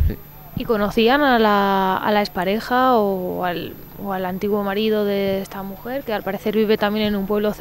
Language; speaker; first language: Spanish; native; Spanish